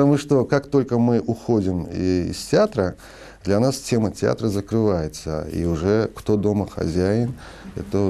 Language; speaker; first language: Russian; non-native, local second language; Azerbaijani